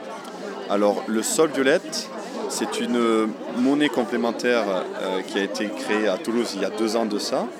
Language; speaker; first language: French; native; French